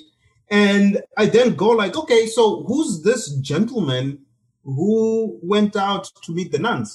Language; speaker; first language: English; non-native, local second language; Shona